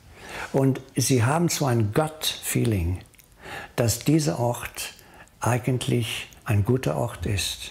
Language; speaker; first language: German; non-native, fluent; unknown